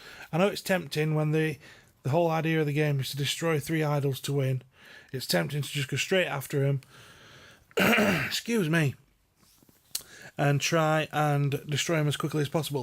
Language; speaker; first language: English; native; English